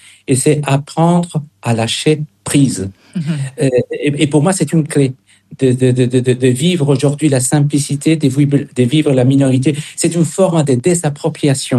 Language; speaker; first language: French; non-native, fluent; Spanish